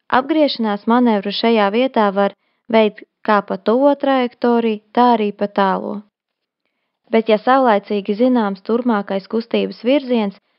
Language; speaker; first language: Latvian; non-native, local second language; Russian